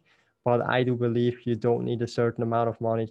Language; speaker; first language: English; non-native, fluent; Swiss German